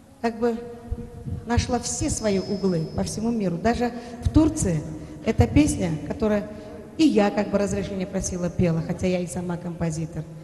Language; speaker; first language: Russian; non-native, local second language; Uzbek